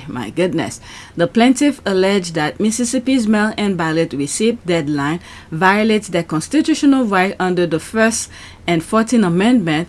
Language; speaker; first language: English; native; English